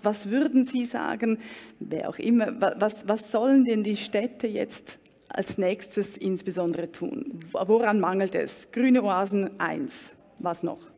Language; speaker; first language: German; native; German